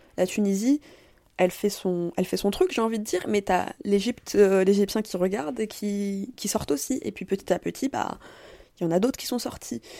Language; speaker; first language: French; native; French